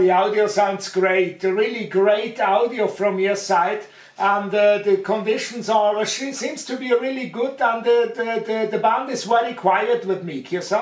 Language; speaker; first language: English; non-native, fluent; German